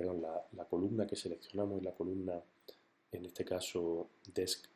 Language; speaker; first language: Spanish; native; Spanish